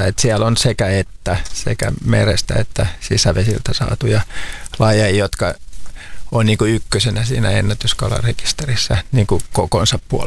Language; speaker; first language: Finnish; native; Finnish